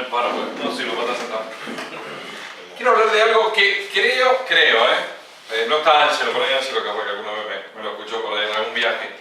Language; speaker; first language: Spanish; native; Spanish